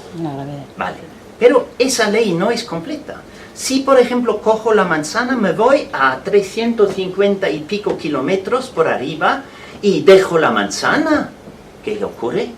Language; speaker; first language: Spanish; non-native, fluent; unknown